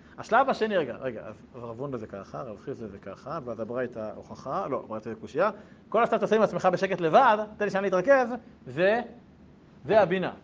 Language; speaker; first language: Hebrew; native; Hebrew